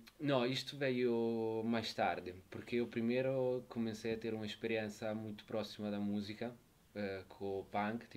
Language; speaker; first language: Portuguese; non-native, fluent; Italian